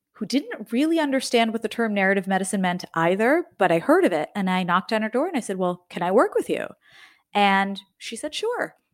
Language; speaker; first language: English; native; English